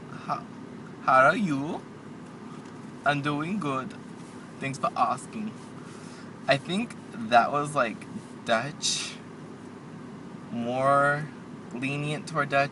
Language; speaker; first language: English; native; English